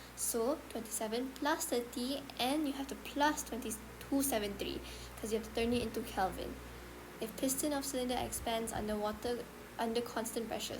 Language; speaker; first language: English; non-native, local second language; Malay